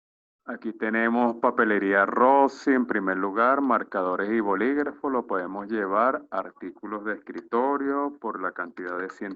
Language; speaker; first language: Spanish; native; Spanish